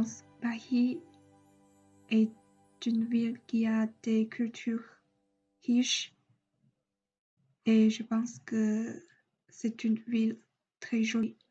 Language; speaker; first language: French; non-native, learner; Chinese